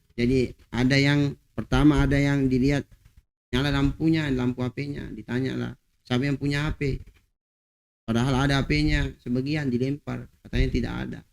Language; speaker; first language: Indonesian; non-native, local second language; Buginese